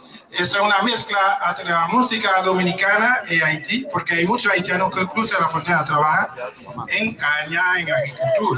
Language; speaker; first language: Spanish; non-native, fluent; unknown